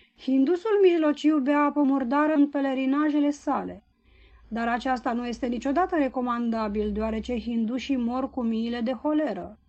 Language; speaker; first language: Romanian; native; Romanian